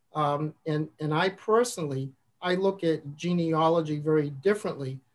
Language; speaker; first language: English; native; English